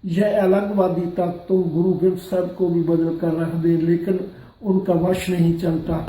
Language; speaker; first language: Hindi; non-native, local second language; Punjabi